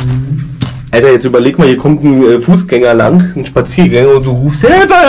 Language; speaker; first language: German; native; German